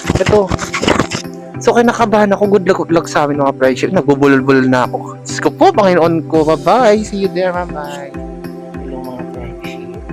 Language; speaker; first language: Filipino; native; Filipino